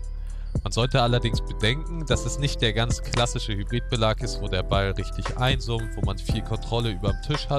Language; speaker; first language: German; native; German